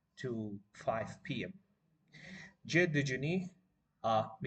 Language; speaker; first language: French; non-native, learner; Bangla